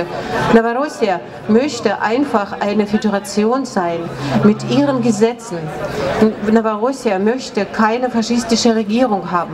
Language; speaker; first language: German; non-native, fluent; Russian